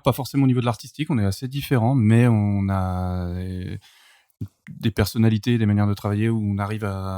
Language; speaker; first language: French; native; French